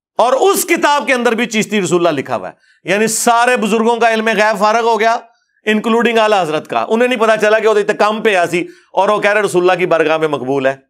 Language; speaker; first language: Urdu; non-native, local second language; Punjabi